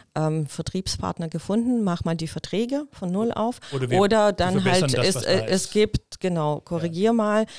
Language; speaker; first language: German; non-native, fluent; Russian